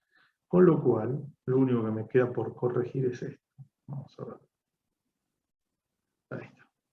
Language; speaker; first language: Spanish; native; Spanish